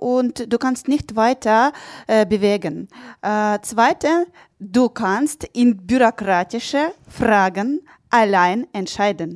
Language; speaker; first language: German; non-native, learner; Ukrainian